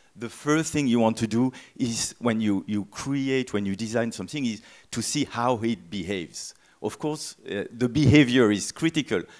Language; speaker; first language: English; non-native, fluent; French